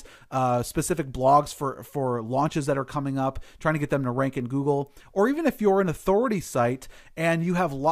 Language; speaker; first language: English; native; English